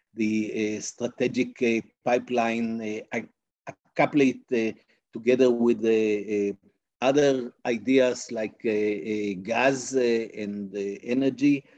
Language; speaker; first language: English; non-native, fluent; Hebrew